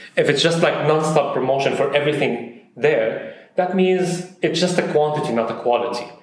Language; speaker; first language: English; non-native, fluent; Arabic